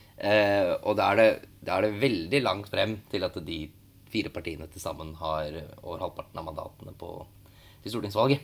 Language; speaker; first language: Norwegian; native; Norwegian